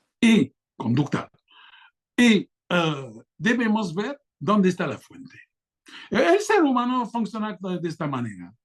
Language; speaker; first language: Spanish; non-native, fluent; French